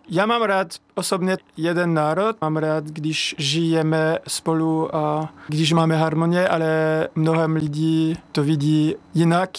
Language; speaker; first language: Czech; non-native, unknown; French